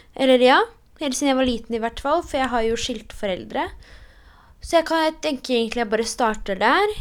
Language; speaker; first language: Norwegian; early bilingual, other home language; Polish